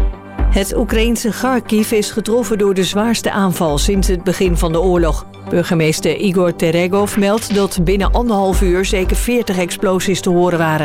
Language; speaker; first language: Dutch; native; Dutch